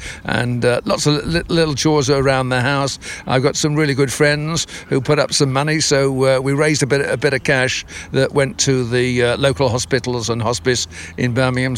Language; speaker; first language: English; native; English